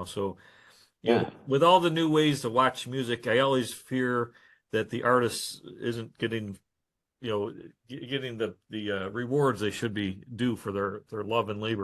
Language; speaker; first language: English; native; English